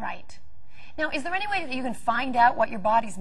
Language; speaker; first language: English; native; English